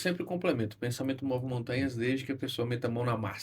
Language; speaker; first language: Portuguese; native; Portuguese